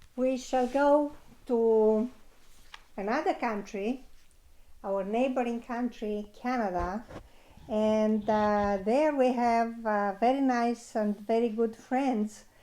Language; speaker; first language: English; non-native, fluent; Romanian